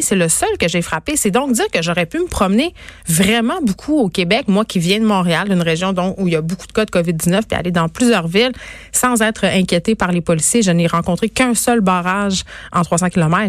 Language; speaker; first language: French; native; French